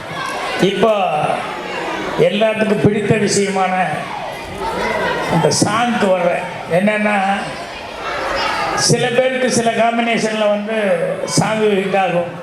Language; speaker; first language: Tamil; native; Tamil